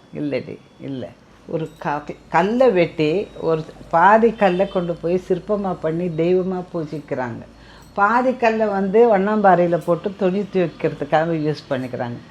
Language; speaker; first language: Tamil; non-native, local second language; Telugu